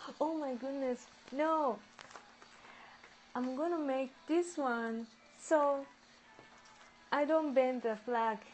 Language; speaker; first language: English; non-native, learner; Japanese